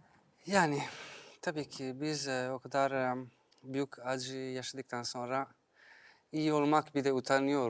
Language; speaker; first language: Turkish; non-native, fluent; Italian